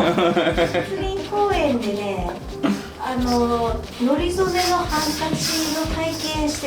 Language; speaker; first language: Japanese; native; Japanese